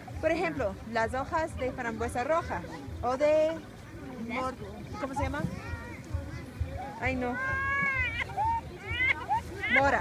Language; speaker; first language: Spanish; non-native, fluent; English